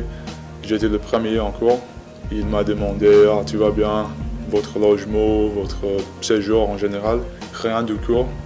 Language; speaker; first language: French; non-native, learner; English